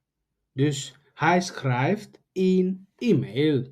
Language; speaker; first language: Dutch; non-native, learner; Tigrinya